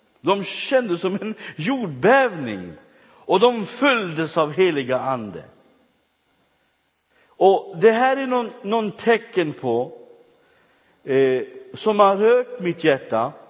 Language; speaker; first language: Swedish; non-native, fluent; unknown